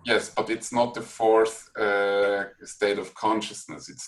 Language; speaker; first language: English; non-native, fluent; German